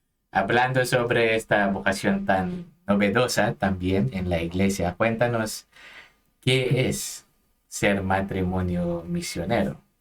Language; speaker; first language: Spanish; non-native, fluent; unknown